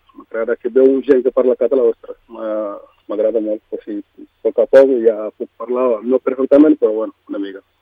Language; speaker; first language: Catalan; non-native, learner; Mandingo